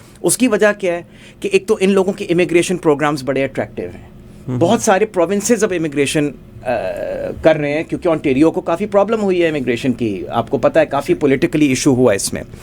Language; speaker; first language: Urdu; native; Urdu